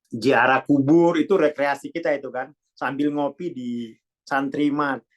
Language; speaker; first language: Indonesian; non-native, local second language; Javanese